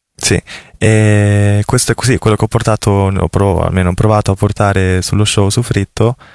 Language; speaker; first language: Italian; native; Italian